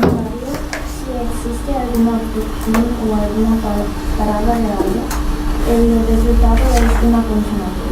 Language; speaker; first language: Spanish; non-native, learner; Korean